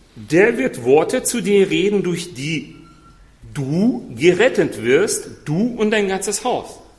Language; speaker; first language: German; non-native, fluent; Russian